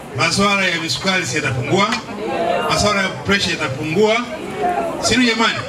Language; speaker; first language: Swahili; native; Swahili